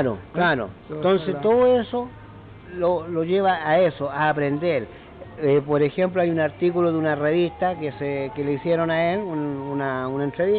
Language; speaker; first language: Spanish; native; Spanish